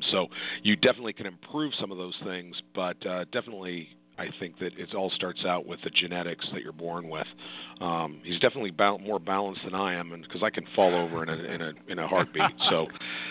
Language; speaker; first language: English; native; English